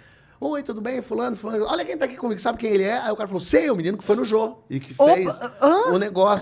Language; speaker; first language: Portuguese; native; Portuguese